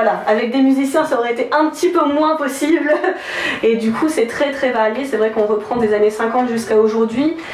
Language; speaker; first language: French; native; French